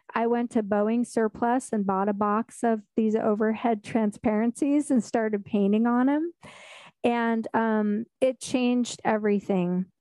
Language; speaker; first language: English; native; English